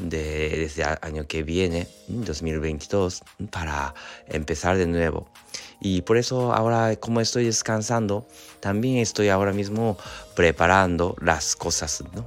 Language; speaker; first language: Spanish; non-native, learner; Japanese